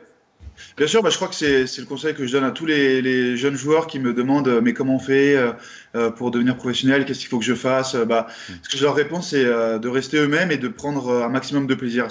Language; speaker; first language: French; native; French